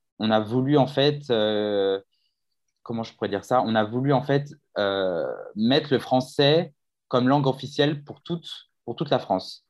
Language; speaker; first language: French; native; French